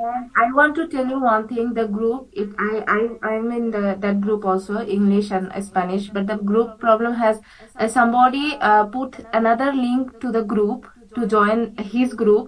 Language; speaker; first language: English; non-native, fluent; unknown